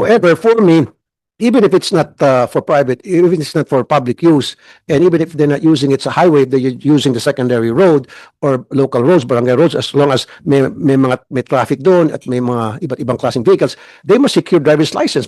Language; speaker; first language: English; non-native, local second language; Filipino